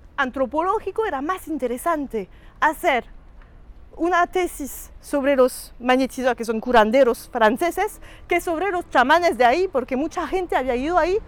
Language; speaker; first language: Spanish; non-native, fluent; French